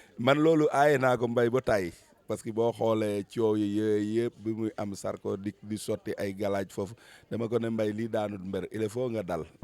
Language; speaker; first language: Wolof; native; Wolof